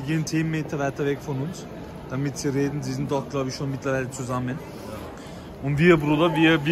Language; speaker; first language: German; early bilingual, other home language; Turkish